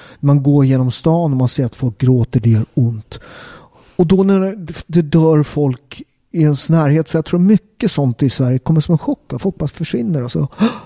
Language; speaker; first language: Swedish; early bilingual, other home language; Italian